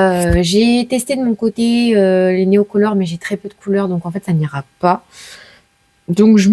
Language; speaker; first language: French; native; French